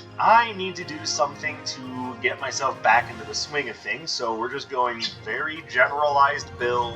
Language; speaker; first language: English; native; English